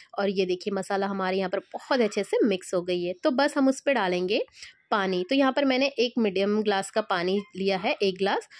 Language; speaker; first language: Hindi; native; Hindi